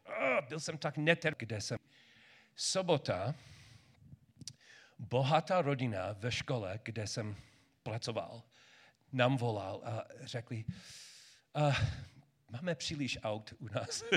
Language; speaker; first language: Czech; non-native, learner; English